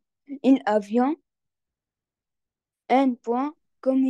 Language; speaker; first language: French; non-native, learner; Arabic